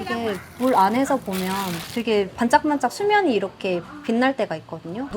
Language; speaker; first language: Korean; native; Korean